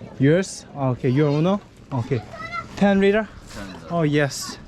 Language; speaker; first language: English; non-native, learner; Korean